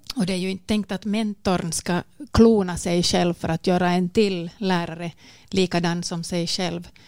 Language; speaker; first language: Swedish; native; Swedish